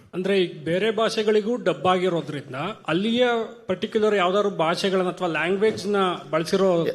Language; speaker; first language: Kannada; native; Kannada